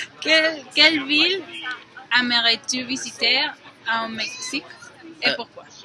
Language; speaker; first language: French; non-native, learner; Spanish